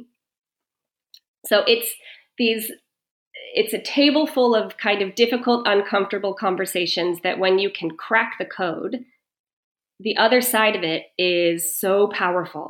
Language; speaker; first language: English; native; English